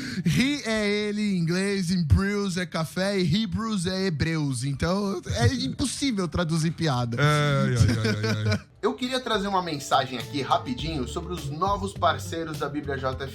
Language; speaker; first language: Portuguese; native; Portuguese